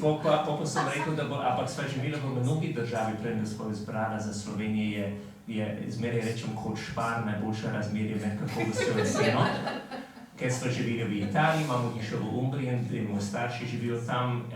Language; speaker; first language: Slovenian; non-native, fluent; English